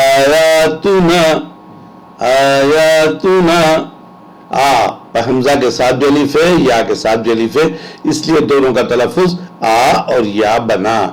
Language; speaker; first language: Urdu; native; Urdu